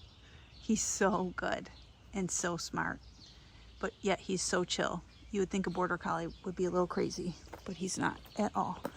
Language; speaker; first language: English; native; English